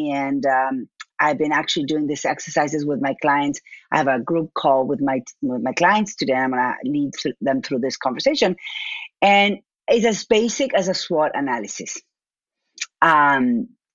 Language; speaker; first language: English; non-native, fluent; Spanish